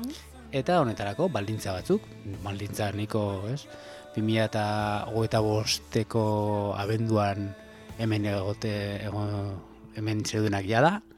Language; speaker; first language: Basque; native; Basque